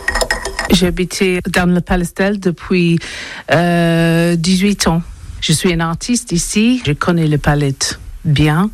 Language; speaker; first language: French; non-native, learner; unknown